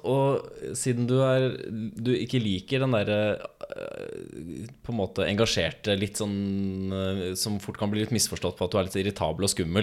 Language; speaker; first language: Norwegian; native; Norwegian